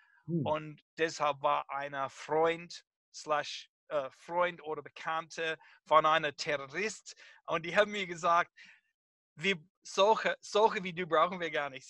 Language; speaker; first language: German; non-native, fluent; English